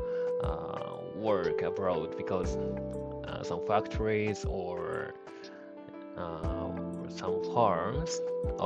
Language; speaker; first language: English; non-native, learner; Japanese